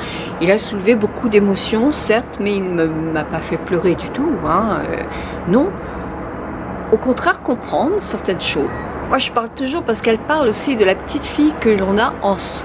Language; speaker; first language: French; native; French